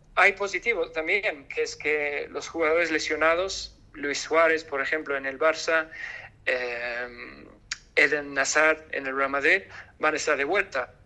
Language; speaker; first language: Spanish; non-native, fluent; English